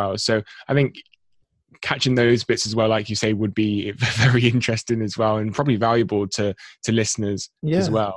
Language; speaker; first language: English; native; English